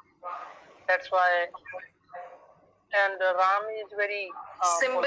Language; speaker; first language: English; non-native, learner; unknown